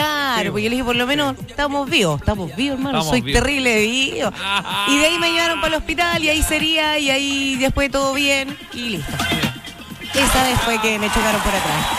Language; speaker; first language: Spanish; native; Spanish